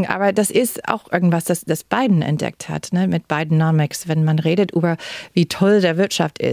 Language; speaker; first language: German; non-native, fluent; English